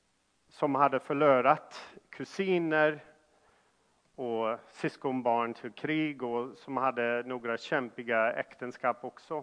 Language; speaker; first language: Swedish; non-native, fluent; English